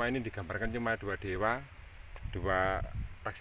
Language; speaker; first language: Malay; non-native, local second language; Javanese